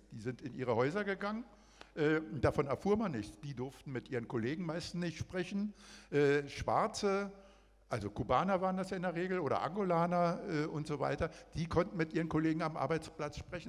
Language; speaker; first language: German; native; German